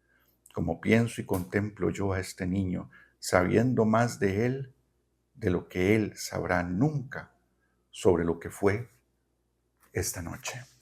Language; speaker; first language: Spanish; native; Spanish